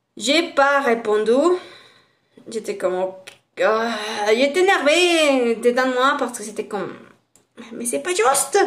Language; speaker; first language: French; non-native, fluent; Spanish